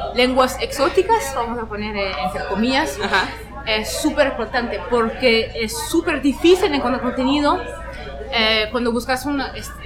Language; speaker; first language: Spanish; non-native, fluent; French